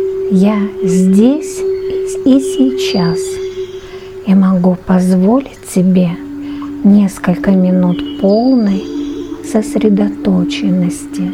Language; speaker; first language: Russian; native; Russian